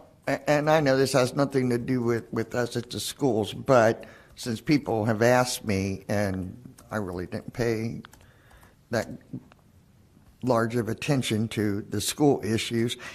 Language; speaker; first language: English; native; English